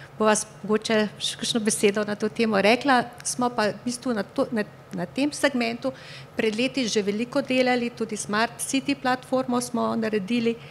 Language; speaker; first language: Slovenian; native; Slovenian